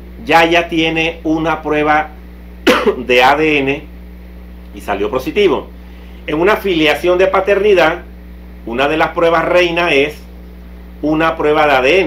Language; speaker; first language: Spanish; native; Spanish